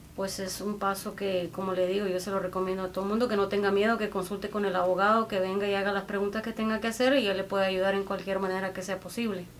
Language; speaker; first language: Spanish; native; Spanish